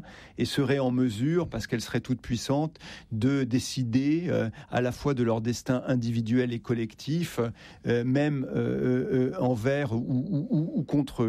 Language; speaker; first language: French; native; French